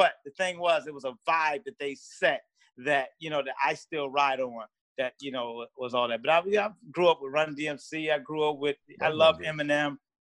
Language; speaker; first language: English; native; English